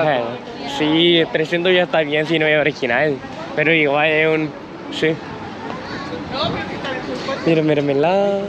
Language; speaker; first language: Spanish; non-native, learner; Thai